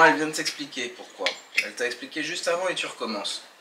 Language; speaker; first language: French; native; French